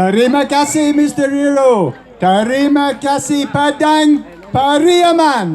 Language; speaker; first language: Indonesian; non-native, learner; Dutch